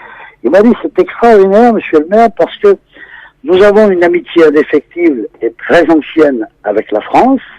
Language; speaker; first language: French; native; French